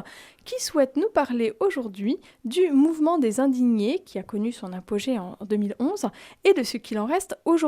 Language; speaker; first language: French; native; French